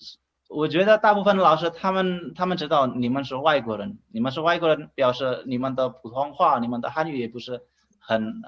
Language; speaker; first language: Chinese; non-native, fluent; Indonesian